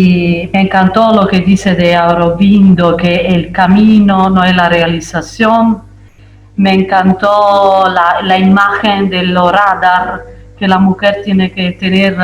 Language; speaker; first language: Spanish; non-native, fluent; Italian